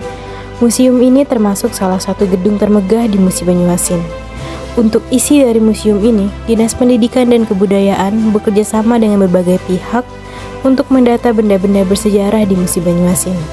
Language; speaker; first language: Indonesian; native; Indonesian